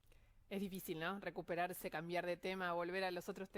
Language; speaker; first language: Spanish; native; Spanish